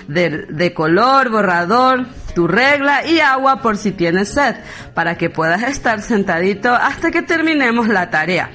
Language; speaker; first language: Spanish; native; Spanish